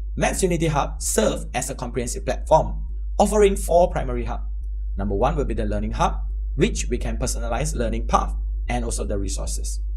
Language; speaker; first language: English; native; English